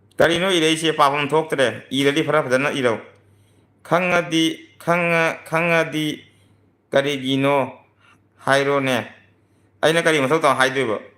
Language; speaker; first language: Manipuri; native; Manipuri